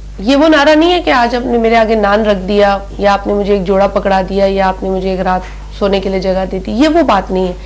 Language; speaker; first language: Urdu; non-native, local second language; Sindhi